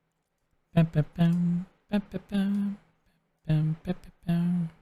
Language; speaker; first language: French; native; French